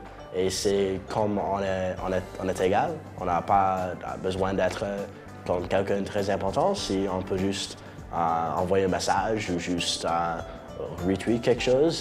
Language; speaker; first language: French; non-native, local second language; English